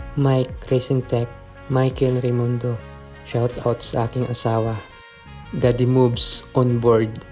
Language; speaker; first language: Filipino; non-native, local second language; Hiligaynon